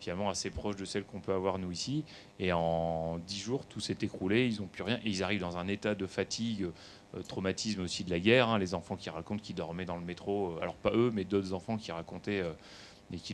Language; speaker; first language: French; native; French